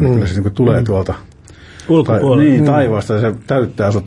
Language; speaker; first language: Finnish; native; Finnish